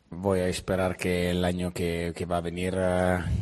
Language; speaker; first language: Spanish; non-native, fluent; Italian